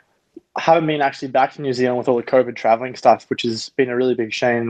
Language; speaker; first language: English; native; English